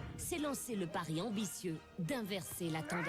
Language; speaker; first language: French; native; French